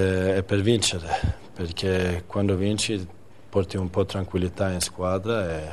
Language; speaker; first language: Italian; non-native, fluent; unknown